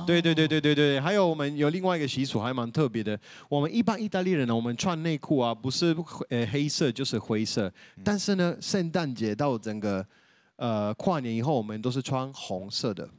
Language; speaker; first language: Chinese; non-native, fluent; Italian